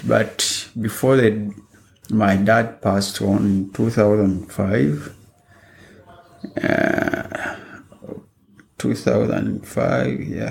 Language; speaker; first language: English; non-native, local second language; Ganda